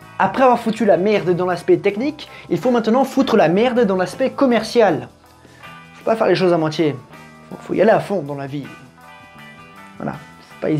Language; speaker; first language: French; native; French